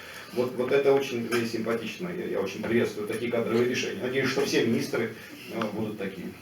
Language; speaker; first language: Russian; native; Russian